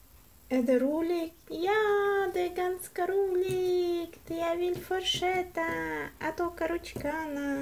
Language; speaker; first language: Swedish; non-native, learner; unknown